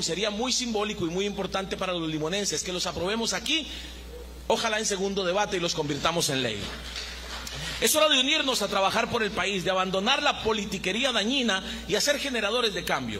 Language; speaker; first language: Spanish; native; Spanish